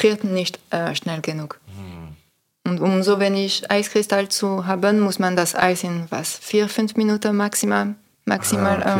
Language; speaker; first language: German; non-native, learner; French